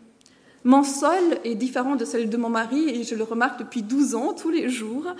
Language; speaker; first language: French; non-native, fluent; German